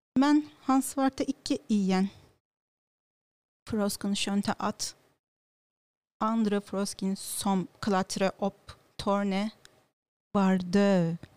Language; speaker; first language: Norwegian; non-native, learner; Turkish